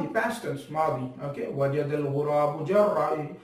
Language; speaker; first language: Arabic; non-native, fluent; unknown